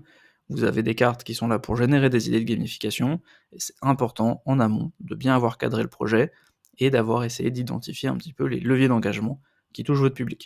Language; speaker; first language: French; native; French